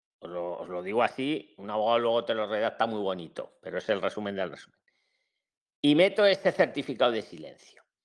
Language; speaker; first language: Spanish; native; Spanish